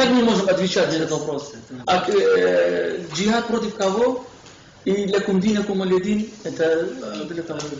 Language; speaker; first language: Russian; non-native, fluent; Kurdish